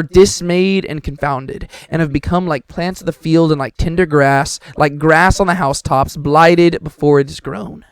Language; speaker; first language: English; native; English